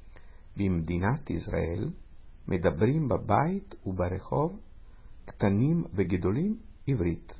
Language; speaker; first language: Hebrew; non-native, fluent; Italian